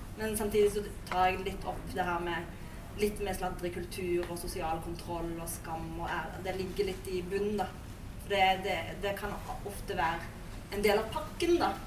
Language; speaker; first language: Norwegian; early bilingual, other home language; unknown